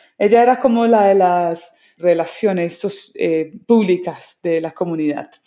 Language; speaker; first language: Spanish; early bilingual, other home language; English